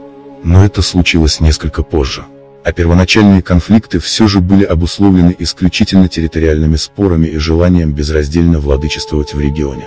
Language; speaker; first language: Russian; native; Russian